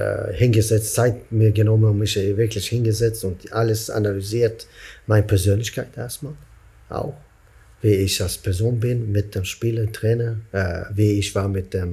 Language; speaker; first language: German; non-native, fluent; Swedish